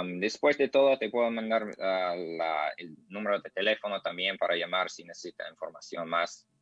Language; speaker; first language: Spanish; non-native, learner; English